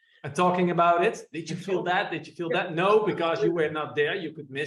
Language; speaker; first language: English; non-native, fluent; Dutch